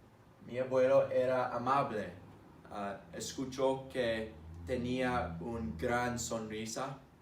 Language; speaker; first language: Spanish; non-native, learner; English